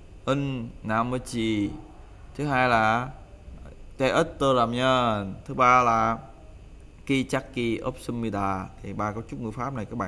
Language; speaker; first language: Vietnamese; native; Vietnamese